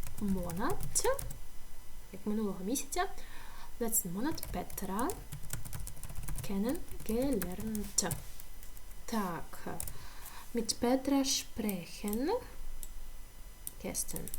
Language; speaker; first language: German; non-native, fluent; Ukrainian